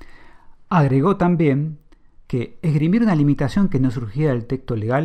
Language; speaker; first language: Spanish; native; Spanish